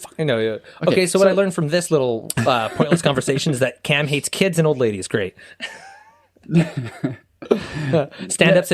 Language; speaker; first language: English; native; English